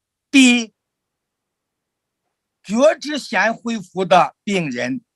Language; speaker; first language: Chinese; native; Chinese